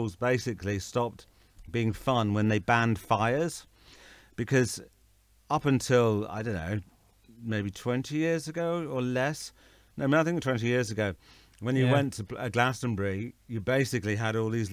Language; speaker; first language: English; native; English